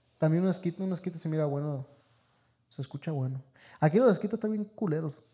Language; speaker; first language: Spanish; early bilingual, heritage; Spanish